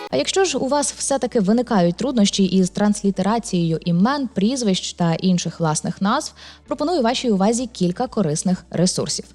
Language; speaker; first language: Ukrainian; non-native, local second language; Russian